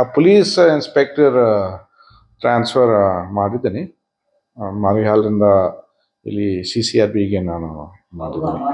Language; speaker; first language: Kannada; non-native, fluent; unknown